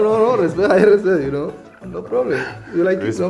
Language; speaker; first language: English; non-native, learner; Spanish